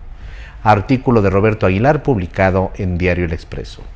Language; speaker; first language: Spanish; native; Spanish